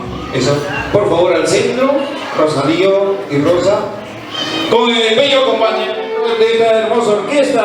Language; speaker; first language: Spanish; native; Spanish